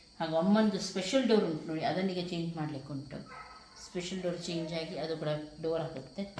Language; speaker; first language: Kannada; non-native, local second language; Konkani